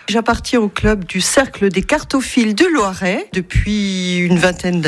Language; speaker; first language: French; native; French